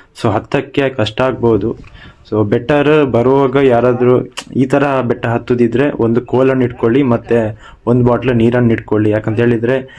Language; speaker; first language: Kannada; non-native, local second language; Tulu